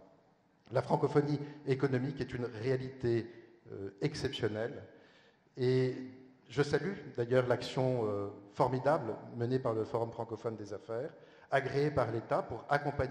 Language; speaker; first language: French; native; French